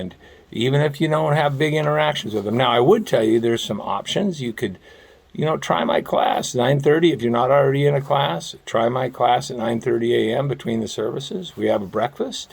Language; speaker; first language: English; native; English